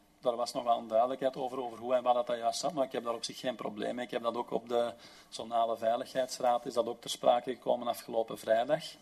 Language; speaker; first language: Dutch; native; Dutch